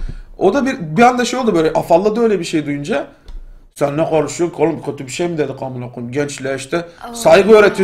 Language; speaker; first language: Turkish; native; Turkish